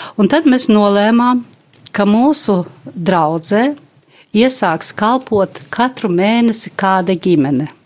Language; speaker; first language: Latvian; native; Latvian